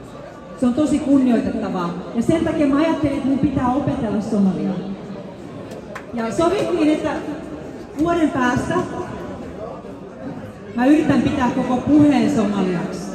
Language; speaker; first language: Finnish; early bilingual, other home language; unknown